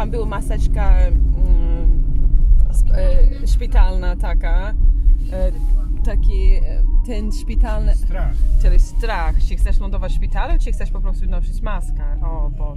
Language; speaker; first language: Polish; non-native, learner; English